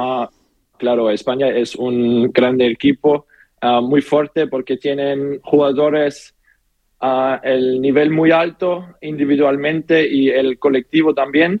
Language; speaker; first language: Spanish; non-native, learner; German